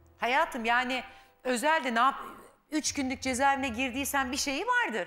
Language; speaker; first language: Turkish; native; Turkish